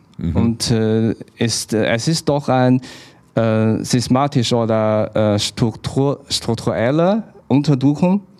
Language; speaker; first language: German; non-native, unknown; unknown